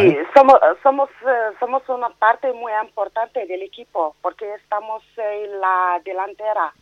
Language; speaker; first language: Spanish; non-native, learner; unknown